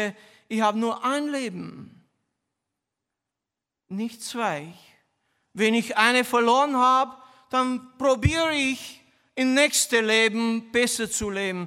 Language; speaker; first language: German; non-native, fluent; Romanian